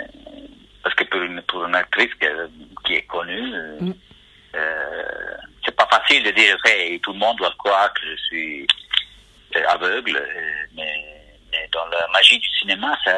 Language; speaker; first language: French; non-native, fluent; Italian